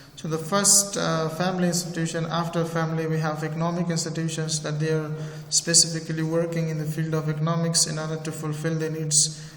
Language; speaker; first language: English; non-native, fluent; Persian